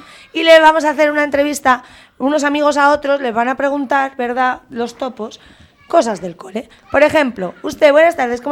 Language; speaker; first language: Spanish; native; Spanish